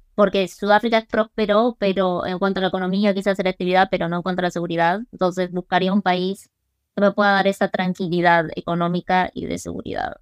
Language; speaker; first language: Spanish; early bilingual, other home language; English